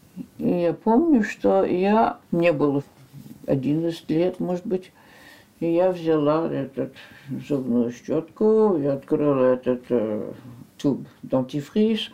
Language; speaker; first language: Russian; early bilingual, heritage; French